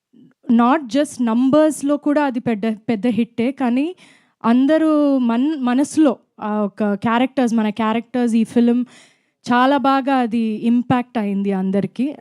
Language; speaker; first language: Telugu; non-native, fluent; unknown